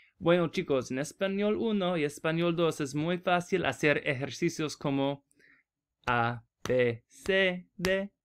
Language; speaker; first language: Spanish; non-native, learner; English